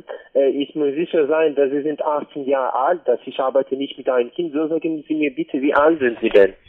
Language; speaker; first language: German; non-native, learner; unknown